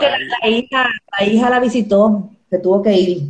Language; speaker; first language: Spanish; native; Spanish